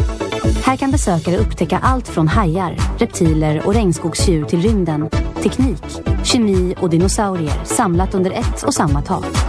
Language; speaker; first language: Swedish; native; Swedish